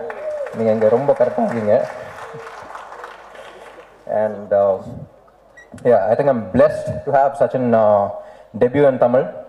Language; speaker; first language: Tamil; non-native, local second language; Telugu